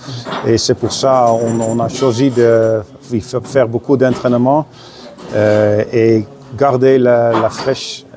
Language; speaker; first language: French; non-native, fluent; Dutch